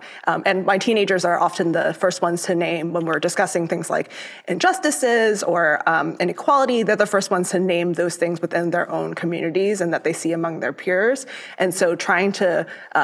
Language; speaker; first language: English; early bilingual, other home language; Cantonese